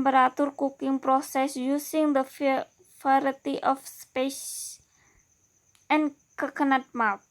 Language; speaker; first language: English; non-native, learner; Indonesian